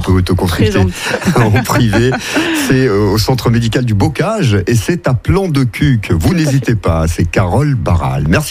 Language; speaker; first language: French; native; French